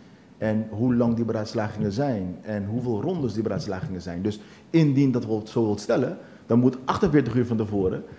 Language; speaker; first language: Dutch; non-native, local second language; Papiamento